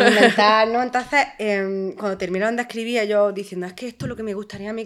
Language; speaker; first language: Spanish; native; Spanish